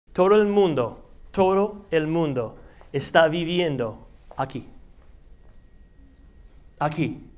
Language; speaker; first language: Spanish; non-native, fluent; English